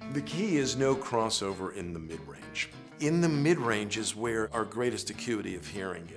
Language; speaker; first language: English; native; English